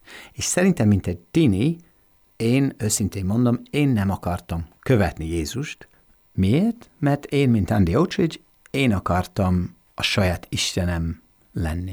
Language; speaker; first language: Hungarian; non-native, fluent; English